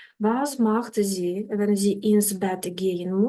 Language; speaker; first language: German; non-native, fluent; Ukrainian